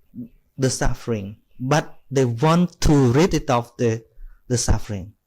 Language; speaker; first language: English; non-native, fluent; Khmer